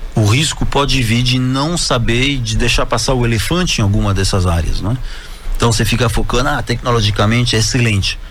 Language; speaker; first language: Portuguese; non-native, fluent; French